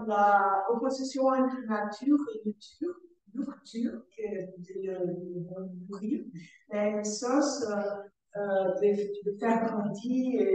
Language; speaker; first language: French; non-native, learner; Portuguese